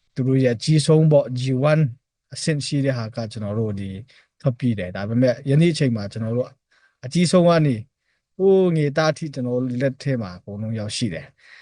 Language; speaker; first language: Burmese; non-native, local second language; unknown